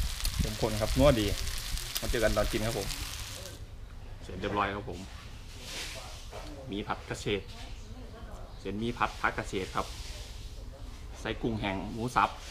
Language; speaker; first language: Thai; non-native, local second language; Northeastern Thai